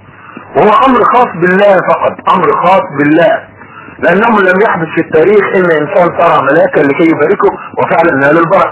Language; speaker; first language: Arabic; native; Arabic